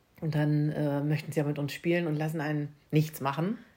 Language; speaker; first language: German; native; German